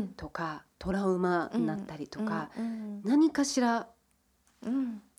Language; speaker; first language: Japanese; early bilingual, heritage; English